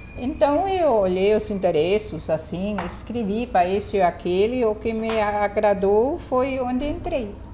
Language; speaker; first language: Portuguese; non-native, fluent; German